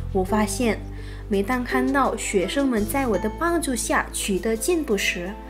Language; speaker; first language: Chinese; non-native, fluent; Khmer